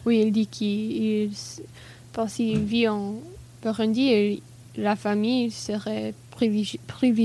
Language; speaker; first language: French; non-native, learner; English